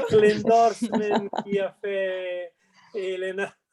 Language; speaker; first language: French; non-native, fluent; Italian